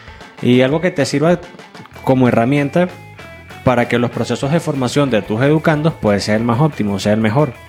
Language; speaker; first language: Spanish; native; Spanish